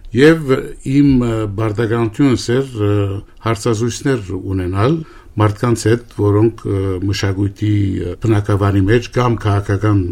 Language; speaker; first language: Armenian; early bilingual, heritage; Armenian